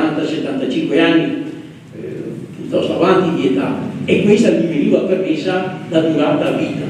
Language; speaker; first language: Italian; native; Italian